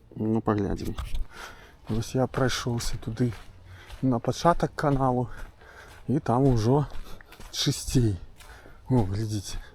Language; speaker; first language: Belarusian; non-native, local second language; Russian